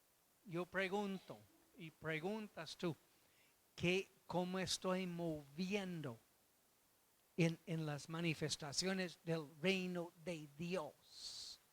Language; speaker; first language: Spanish; non-native, fluent; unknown